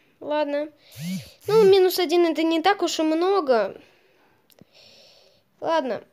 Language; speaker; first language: Russian; native; Russian